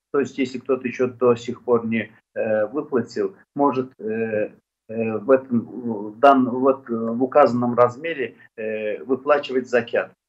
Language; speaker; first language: Russian; non-native, local second language; Azerbaijani